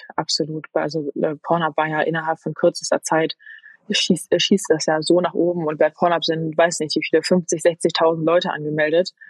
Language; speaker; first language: German; native; German